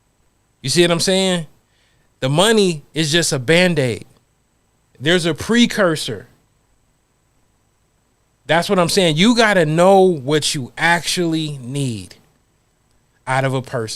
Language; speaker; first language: English; native; English